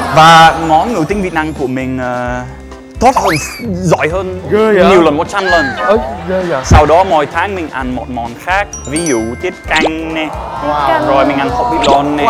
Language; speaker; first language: Vietnamese; non-native, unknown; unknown